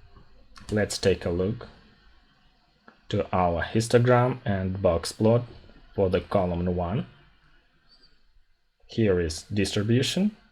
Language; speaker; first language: English; non-native, fluent; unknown